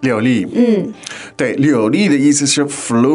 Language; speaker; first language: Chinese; non-native, fluent; English